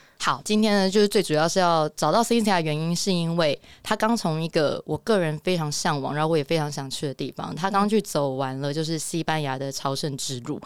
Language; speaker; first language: Chinese; native; Chinese